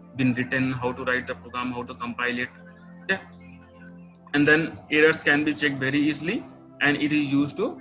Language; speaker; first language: English; non-native, local second language; Nepali